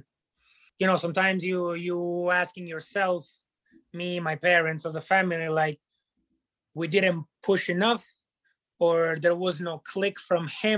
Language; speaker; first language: English; non-native, fluent; Italian